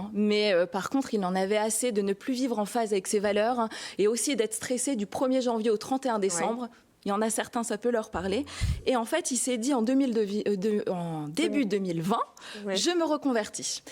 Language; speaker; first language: French; native; French